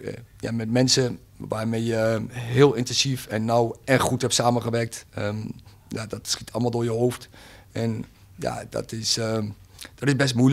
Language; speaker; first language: Dutch; native; Dutch